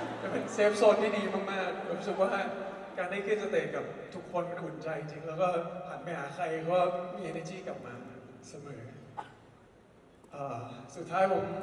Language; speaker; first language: Thai; native; Thai